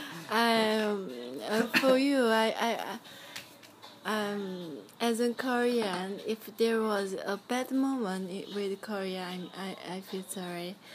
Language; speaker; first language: English; non-native, learner; Korean